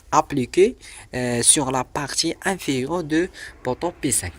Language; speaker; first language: French; non-native, local second language; Arabic